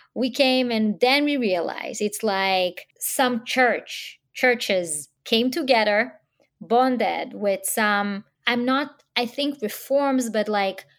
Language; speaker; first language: English; non-native, fluent; Hebrew